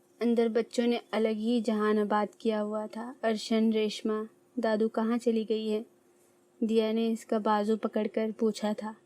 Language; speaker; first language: Urdu; native; Urdu